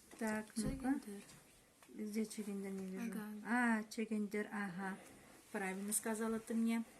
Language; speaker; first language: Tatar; non-native, local second language; Chuvash